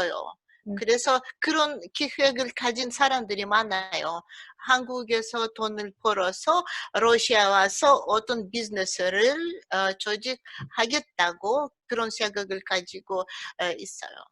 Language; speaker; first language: Korean; early bilingual, heritage; Russian